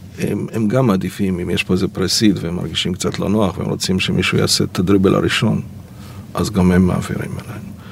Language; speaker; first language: Hebrew; early bilingual, other home language; Polish